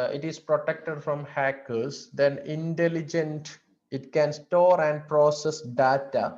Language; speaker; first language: English; non-native, local second language; Malayalam